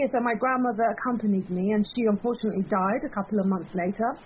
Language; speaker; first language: English; early bilingual, other home language; Persian